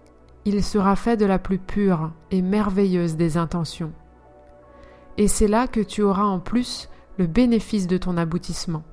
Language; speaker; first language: French; native; French